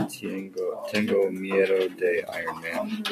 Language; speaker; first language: Spanish; non-native, learner; English